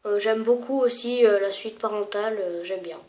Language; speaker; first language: French; native; French